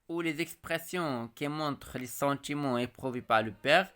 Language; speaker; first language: French; non-native, local second language; Arabic